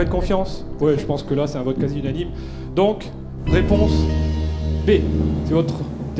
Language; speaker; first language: French; native; French